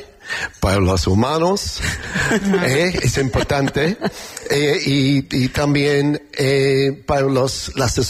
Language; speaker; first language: Spanish; non-native, learner; English